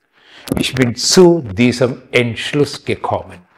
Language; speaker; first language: German; non-native, fluent; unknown